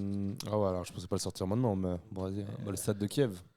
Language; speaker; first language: French; native; French